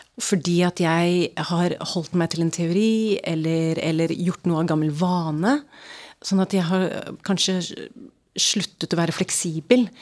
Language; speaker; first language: Norwegian; early bilingual, other home language; English